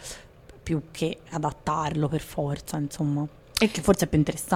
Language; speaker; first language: Italian; native; Italian